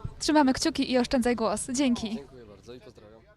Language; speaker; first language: Polish; native; Polish